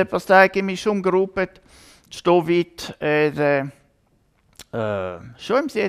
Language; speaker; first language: Albanian; non-native, learner; German